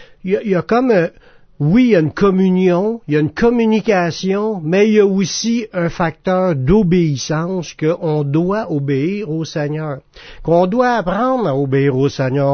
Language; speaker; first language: French; native; French